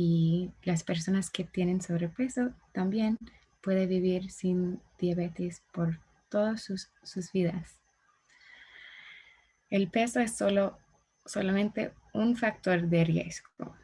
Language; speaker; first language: Spanish; non-native, learner; English